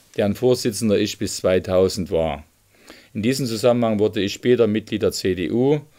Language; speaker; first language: German; native; German